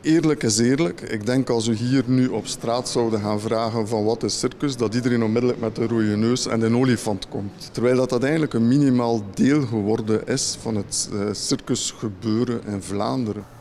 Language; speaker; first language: Dutch; native; Dutch